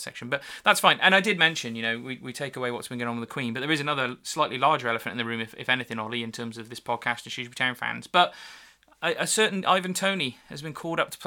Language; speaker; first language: English; native; English